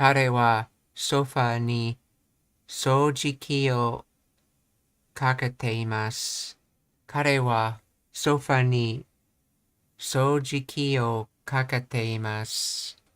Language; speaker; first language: Japanese; non-native, learner; English